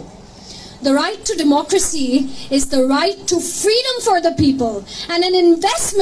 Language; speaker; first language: English; non-native, local second language; Bangla